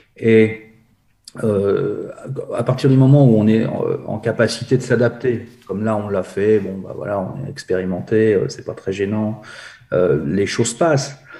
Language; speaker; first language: French; native; French